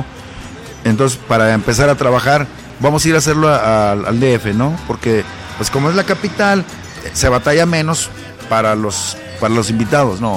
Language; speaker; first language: Spanish; native; Spanish